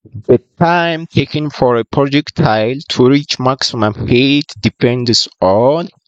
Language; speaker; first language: English; non-native, local second language; Amharic